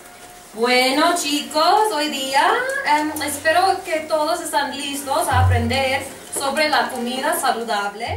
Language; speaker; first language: Spanish; non-native, learner; English